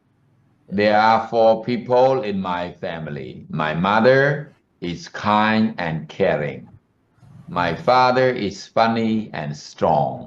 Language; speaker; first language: English; non-native, learner; Khmer